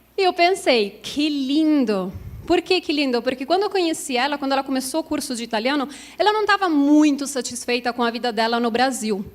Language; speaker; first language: Portuguese; non-native, fluent; Italian